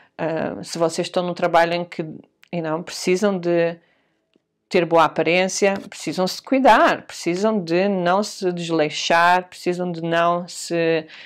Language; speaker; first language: Portuguese; early bilingual, heritage; Portuguese